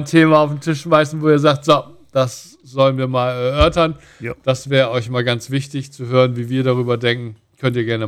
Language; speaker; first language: German; native; German